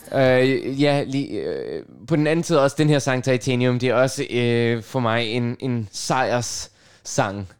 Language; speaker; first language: Danish; non-native, local second language; Russian